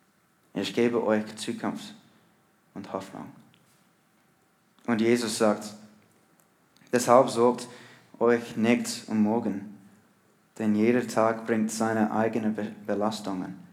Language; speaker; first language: German; non-native, learner; English